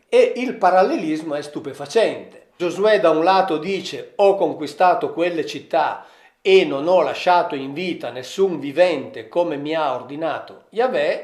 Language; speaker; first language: Italian; native; Italian